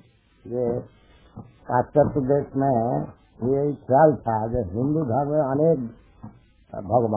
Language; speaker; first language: Hindi; non-native, local second language; Bangla